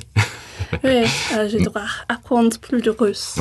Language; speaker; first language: French; non-native, fluent; English